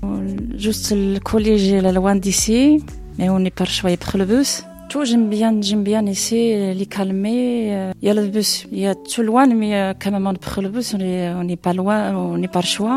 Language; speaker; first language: French; non-native, learner; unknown